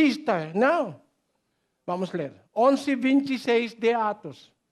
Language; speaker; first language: Portuguese; non-native, learner; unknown